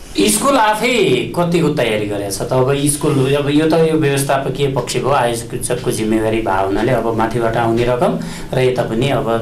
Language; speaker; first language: Nepali; native; Nepali